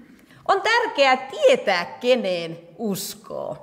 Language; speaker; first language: Finnish; native; Finnish